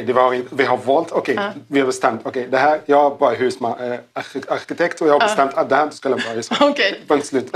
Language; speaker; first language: Swedish; non-native, learner; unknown